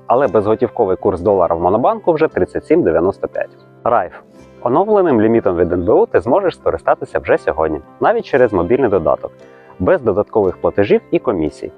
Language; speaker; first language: Ukrainian; native; Ukrainian